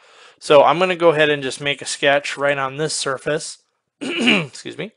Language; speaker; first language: English; native; English